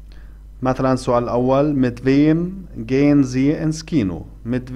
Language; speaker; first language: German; non-native, fluent; Arabic